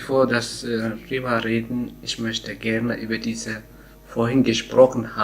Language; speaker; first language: German; non-native, learner; Tigrinya